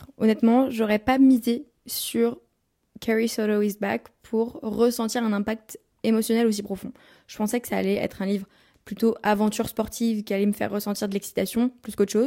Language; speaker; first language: French; native; French